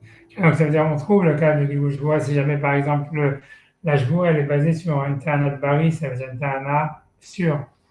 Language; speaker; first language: French; native; French